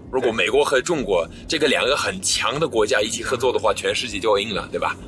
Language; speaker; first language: Chinese; non-native, fluent; English